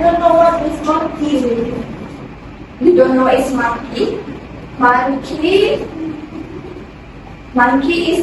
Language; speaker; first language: English; non-native, local second language; Malay